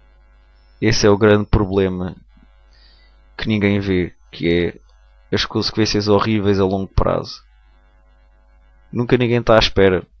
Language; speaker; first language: Portuguese; native; Portuguese